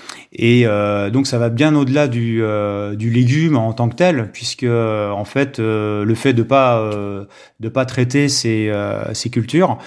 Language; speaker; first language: French; native; French